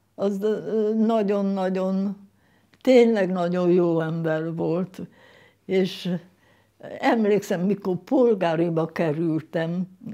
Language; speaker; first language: Hungarian; non-native, local second language; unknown